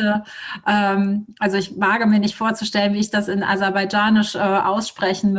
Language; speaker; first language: German; native; German